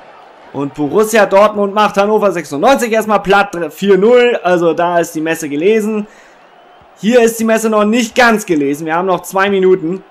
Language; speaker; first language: German; native; German